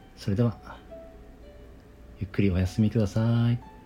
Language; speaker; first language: Japanese; native; Japanese